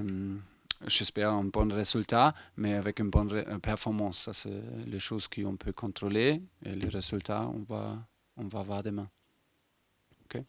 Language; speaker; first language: French; non-native, fluent; German